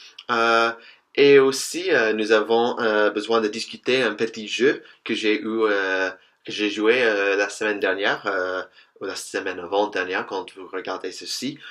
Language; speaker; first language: French; non-native, fluent; English